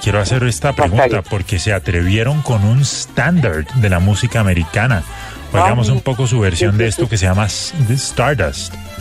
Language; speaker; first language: Spanish; native; Spanish